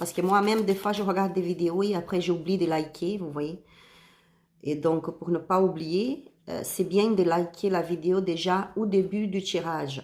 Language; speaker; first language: French; non-native, learner; Spanish